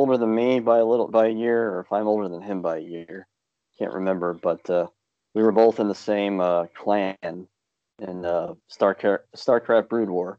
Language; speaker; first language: English; native; English